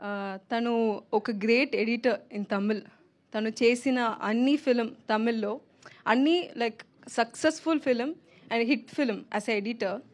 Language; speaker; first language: Telugu; non-native, learner; Tamil